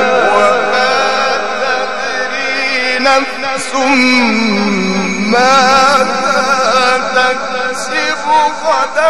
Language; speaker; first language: Arabic; native; Arabic